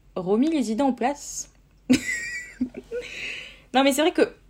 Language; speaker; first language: French; native; French